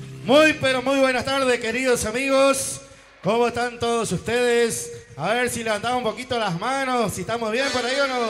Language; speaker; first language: Spanish; native; Spanish